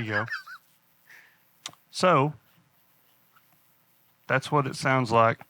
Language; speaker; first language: English; native; English